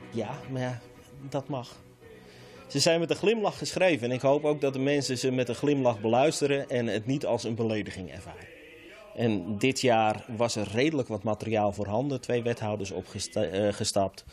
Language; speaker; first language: Dutch; native; Dutch